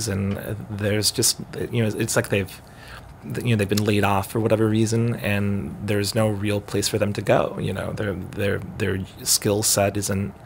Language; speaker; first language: English; native; English